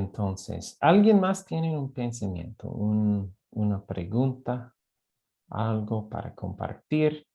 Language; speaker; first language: Spanish; non-native, fluent; English